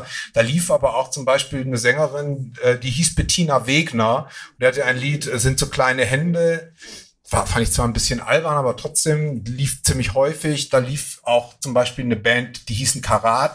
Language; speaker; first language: German; native; German